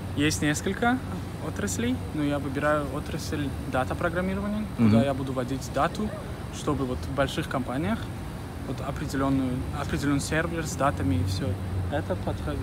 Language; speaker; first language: Russian; non-native, local second language; Tajik